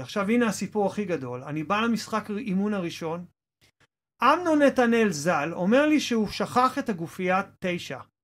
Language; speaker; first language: Hebrew; non-native, fluent; English